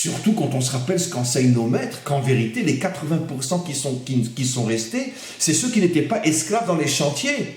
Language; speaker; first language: French; native; French